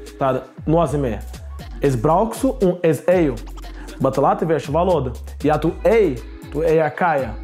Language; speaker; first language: Latvian; non-native, learner; Portuguese